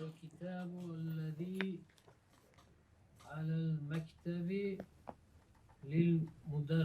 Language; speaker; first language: Arabic; non-native, learner; English